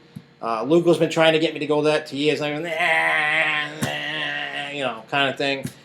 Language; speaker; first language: English; native; English